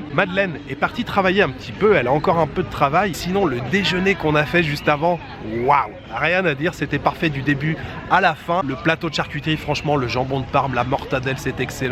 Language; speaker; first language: French; native; French